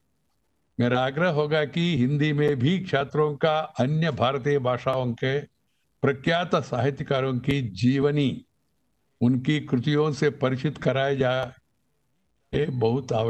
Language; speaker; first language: Hindi; non-native, local second language; Telugu